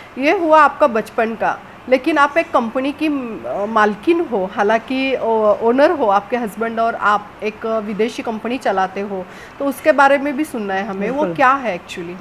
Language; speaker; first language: Hindi; non-native, local second language; Marathi